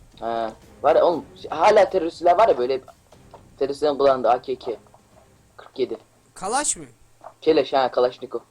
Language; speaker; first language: Turkish; native; Turkish